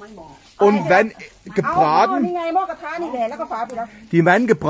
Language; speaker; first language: German; native; German